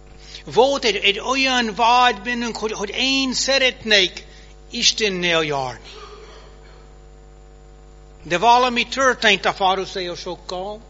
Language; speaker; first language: Hungarian; non-native, fluent; English